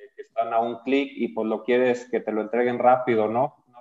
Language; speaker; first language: Spanish; native; Spanish